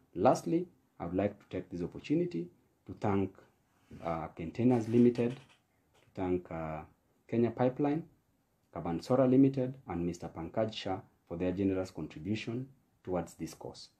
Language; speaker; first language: English; non-native, local second language; Luo (Kenya and Tanzania)